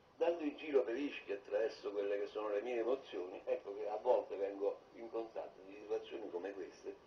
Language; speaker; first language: Italian; native; Italian